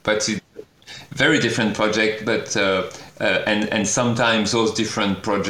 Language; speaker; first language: English; non-native, fluent; French